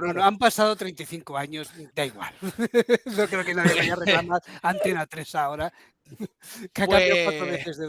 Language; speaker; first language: Spanish; native; Spanish